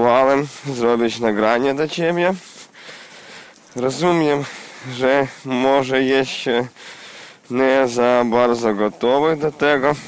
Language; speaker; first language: Polish; non-native, learner; Ukrainian